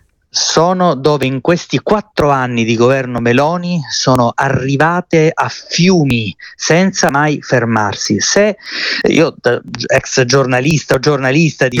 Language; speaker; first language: Italian; native; Italian